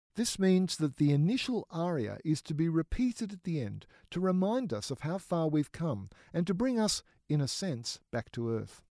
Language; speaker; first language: English; native; English